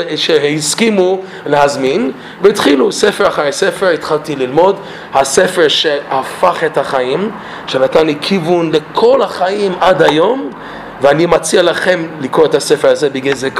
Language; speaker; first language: Hebrew; non-native, fluent; English